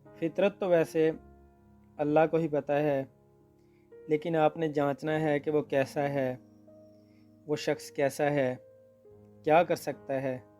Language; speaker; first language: Urdu; non-native, local second language; Punjabi